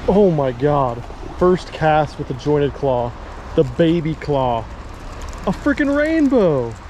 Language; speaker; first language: English; native; English